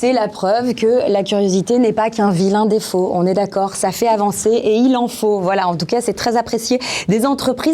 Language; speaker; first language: French; native; French